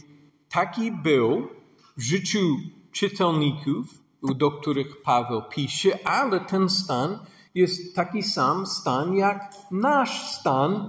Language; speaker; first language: Polish; non-native, fluent; English